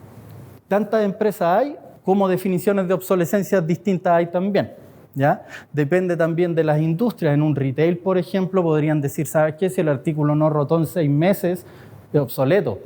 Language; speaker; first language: Spanish; native; Spanish